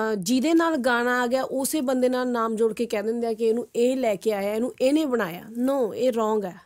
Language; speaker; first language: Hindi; non-native, local second language; Punjabi